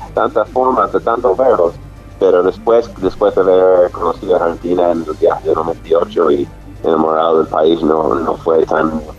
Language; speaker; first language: Spanish; non-native, fluent; English